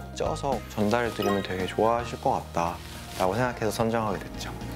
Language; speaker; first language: Korean; native; Korean